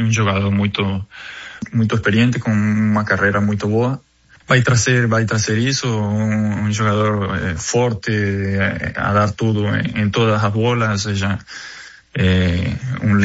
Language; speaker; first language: Portuguese; non-native, fluent; Spanish